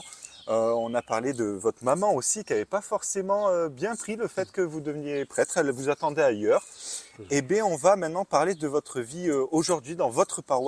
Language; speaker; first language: French; native; French